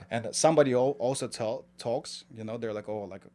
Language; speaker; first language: English; non-native, fluent; Kazakh